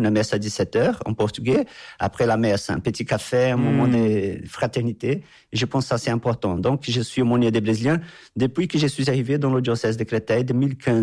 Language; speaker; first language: French; non-native, fluent; Portuguese